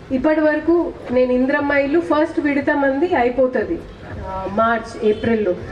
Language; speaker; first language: Telugu; non-native, fluent; Hindi